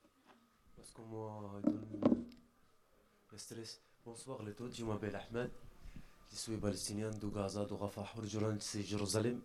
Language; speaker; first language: French; non-native, learner; Arabic